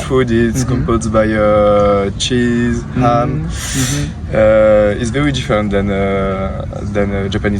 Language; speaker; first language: English; non-native, learner; French